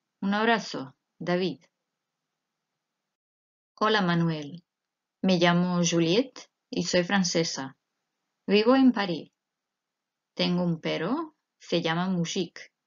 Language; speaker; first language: Spanish; non-native, fluent; Croatian